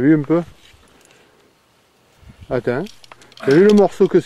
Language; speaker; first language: French; native; French